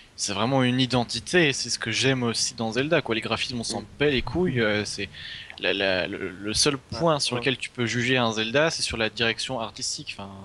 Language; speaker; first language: French; native; French